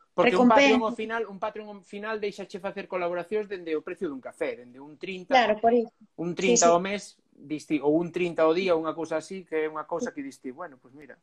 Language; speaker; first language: Galician; non-native, local second language; Spanish